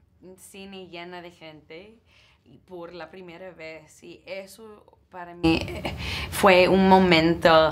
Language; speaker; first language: Spanish; non-native, learner; English